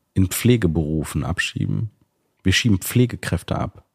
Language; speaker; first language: German; early bilingual, other home language; Sinhala